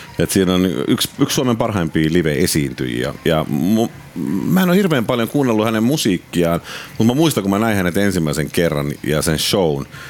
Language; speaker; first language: Finnish; native; Finnish